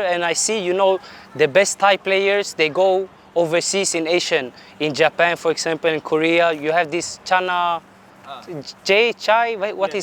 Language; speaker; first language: English; non-native, fluent; Swedish